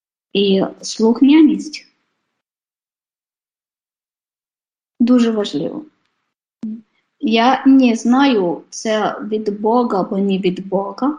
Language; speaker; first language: Ukrainian; non-native, fluent; Polish